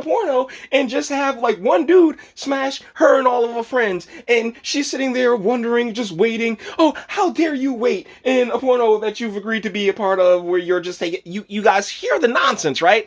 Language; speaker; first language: English; native; English